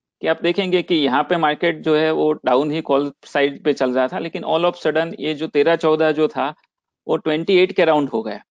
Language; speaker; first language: Hindi; non-native, local second language; Gujarati